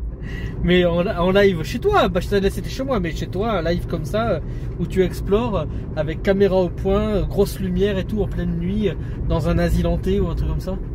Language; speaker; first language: French; native; French